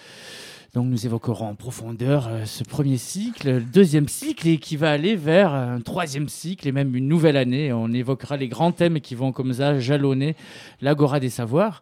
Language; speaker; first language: French; native; French